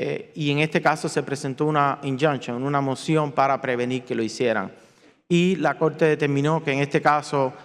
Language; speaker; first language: Spanish; native; Spanish